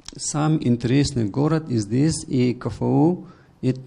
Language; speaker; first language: Russian; non-native, learner; Persian